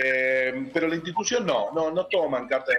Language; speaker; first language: Spanish; native; Spanish